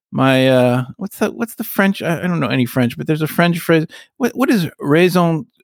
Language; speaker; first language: English; native; English